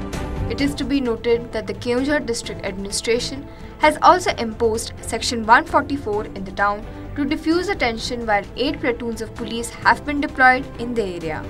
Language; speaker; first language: English; non-native, local second language; Odia